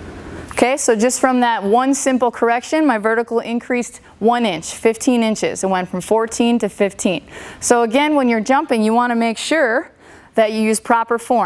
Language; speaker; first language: English; native; English